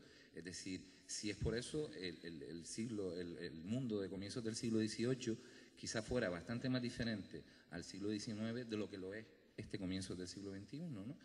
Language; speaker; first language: Spanish; native; Spanish